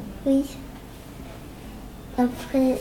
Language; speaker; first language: French; non-native, learner; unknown